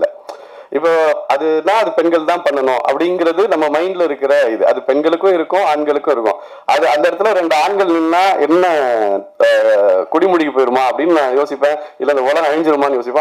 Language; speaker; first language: Tamil; native; Tamil